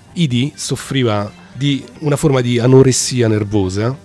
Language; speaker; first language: Italian; native; Italian